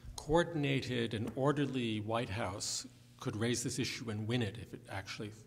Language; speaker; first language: English; native; English